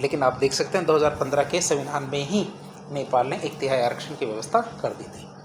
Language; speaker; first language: Hindi; native; Hindi